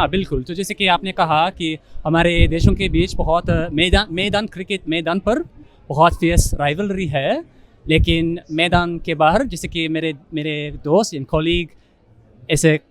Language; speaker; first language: Hindi; non-native, fluent; English